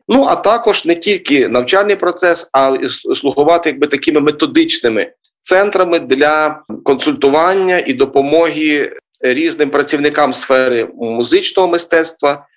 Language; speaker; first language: Ukrainian; native; Ukrainian